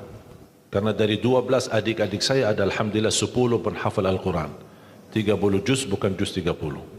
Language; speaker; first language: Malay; non-native, fluent; Arabic